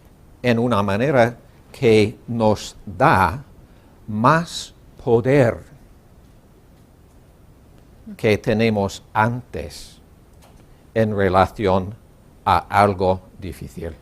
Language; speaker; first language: Spanish; non-native, learner; English